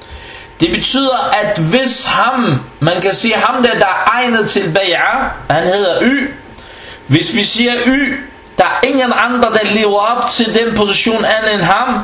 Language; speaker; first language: Danish; non-native, fluent; Arabic